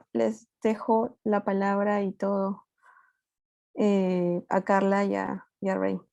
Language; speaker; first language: Spanish; native; Spanish